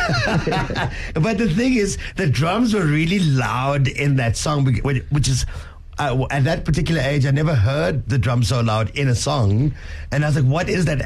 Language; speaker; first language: English; native; English